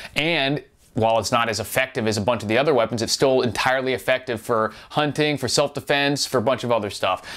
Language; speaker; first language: English; native; English